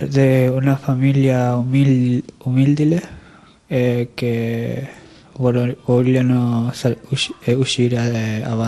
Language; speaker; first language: Italian; early bilingual, other home language; Spanish